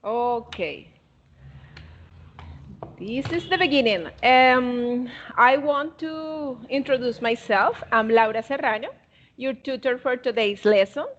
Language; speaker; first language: English; non-native, fluent; Spanish